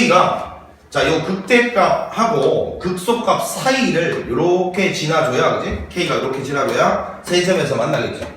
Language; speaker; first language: Korean; native; Korean